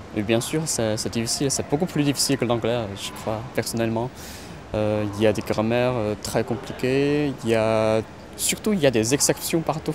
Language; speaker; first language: French; non-native, fluent; Chinese